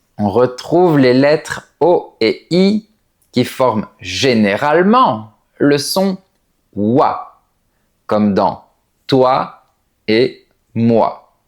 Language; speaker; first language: French; native; French